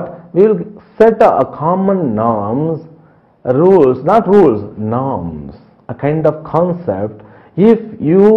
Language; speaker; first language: English; non-native, local second language; Telugu